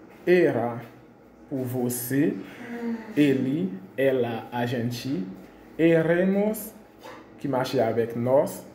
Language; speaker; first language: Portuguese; non-native, fluent; Haitian Creole